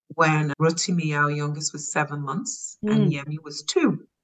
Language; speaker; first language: English; native; English